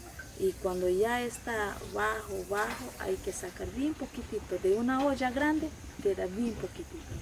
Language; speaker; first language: Spanish; non-native, local second language; Shipibo-Conibo